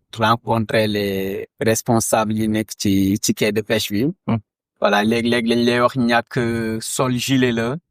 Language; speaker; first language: Wolof; non-native, local second language; Jola-Fonyi